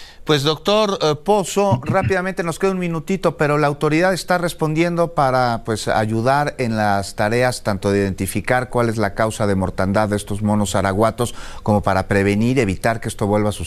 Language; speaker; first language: Spanish; native; Spanish